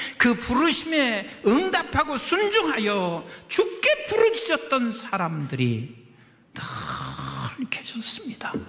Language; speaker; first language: Korean; native; Korean